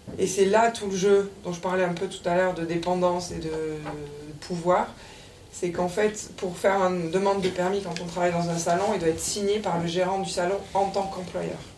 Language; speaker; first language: French; native; French